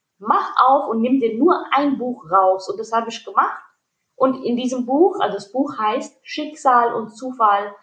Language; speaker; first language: German; early bilingual, other home language; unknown